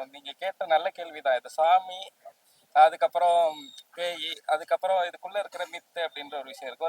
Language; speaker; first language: Tamil; native; Tamil